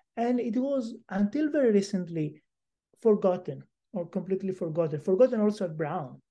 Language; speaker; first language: English; non-native, fluent; Greek